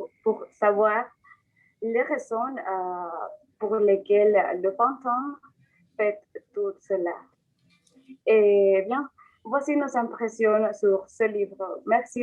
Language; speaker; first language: French; non-native, learner; Spanish